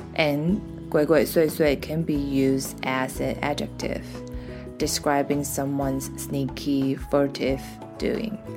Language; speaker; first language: English; non-native, fluent; Chinese